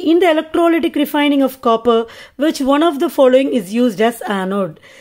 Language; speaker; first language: English; non-native, local second language; Tamil